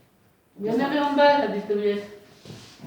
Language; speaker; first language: French; native; French